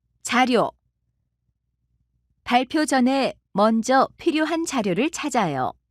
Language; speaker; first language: Korean; non-native, learner; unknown